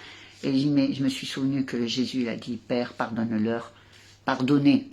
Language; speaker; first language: French; native; French